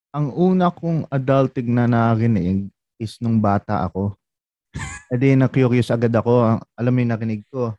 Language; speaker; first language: Filipino; native; Filipino